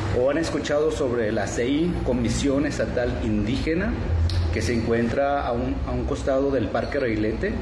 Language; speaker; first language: Spanish; non-native, local second language; Nahuatl languages